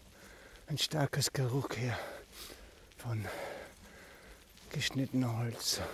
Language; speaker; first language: German; non-native, learner; English